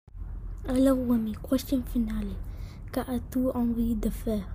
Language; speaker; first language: French; non-native, learner; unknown